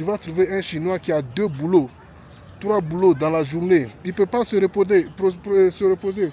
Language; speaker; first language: French; non-native, local second language; Bambara